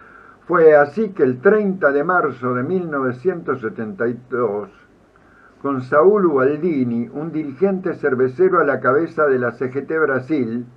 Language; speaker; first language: Spanish; native; Spanish